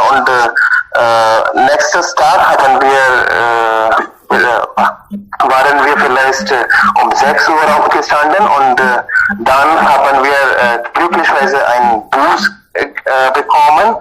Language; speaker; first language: German; non-native, learner; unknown